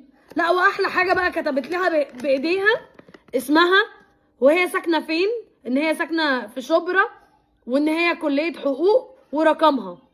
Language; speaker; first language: Arabic; native; Arabic